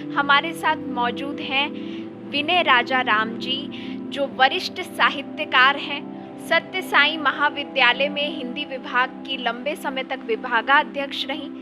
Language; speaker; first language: Hindi; native; Hindi